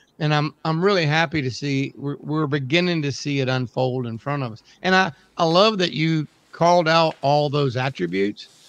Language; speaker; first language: English; native; English